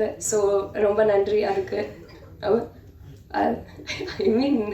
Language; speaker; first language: Tamil; non-native, learner; Telugu